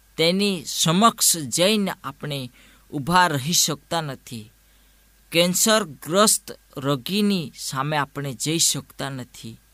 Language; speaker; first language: Gujarati; non-native, local second language; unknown